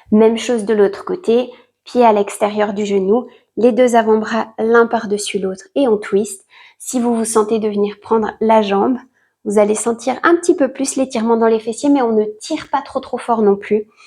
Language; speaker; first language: French; native; French